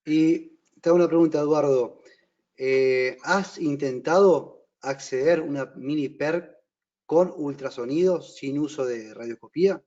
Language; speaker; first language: Spanish; native; Spanish